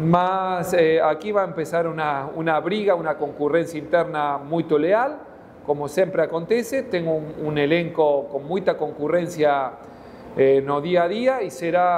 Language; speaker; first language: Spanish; non-native, fluent; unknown